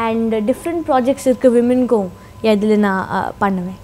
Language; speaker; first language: Tamil; non-native, local second language; Hindi